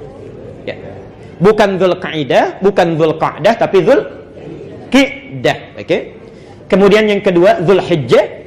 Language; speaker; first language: Indonesian; native; Indonesian